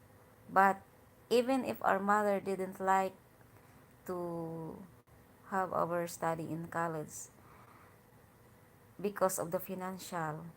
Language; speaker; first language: English; non-native, learner; Hiligaynon